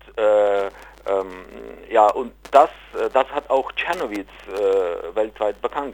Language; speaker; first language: German; non-native, fluent; Ukrainian